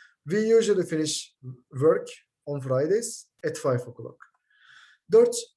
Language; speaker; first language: English; non-native, fluent; Turkish